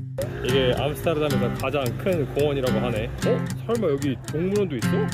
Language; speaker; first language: Korean; native; Korean